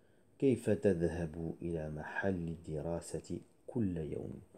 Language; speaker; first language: Arabic; non-native, fluent; French